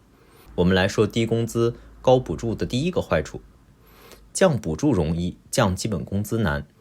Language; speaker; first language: Chinese; native; Chinese